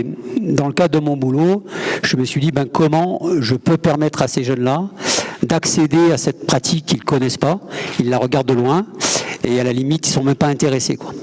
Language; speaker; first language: French; native; French